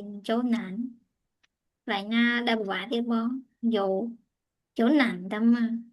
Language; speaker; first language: Chinese; non-native, fluent; Khmer